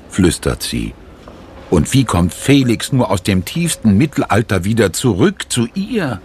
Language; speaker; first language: German; native; German